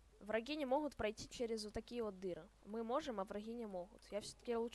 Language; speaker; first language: Russian; native; Russian